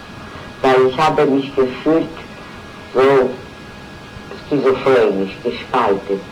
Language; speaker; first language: German; non-native, fluent; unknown